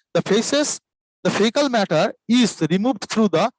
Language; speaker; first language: English; non-native, local second language; Bangla